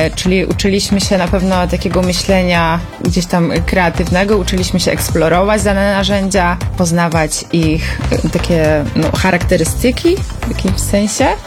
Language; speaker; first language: Polish; native; Polish